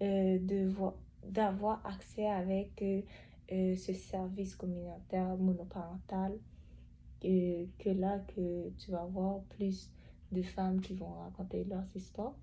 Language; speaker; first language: French; native; French